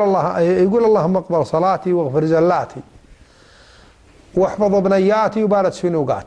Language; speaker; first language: Arabic; native; Arabic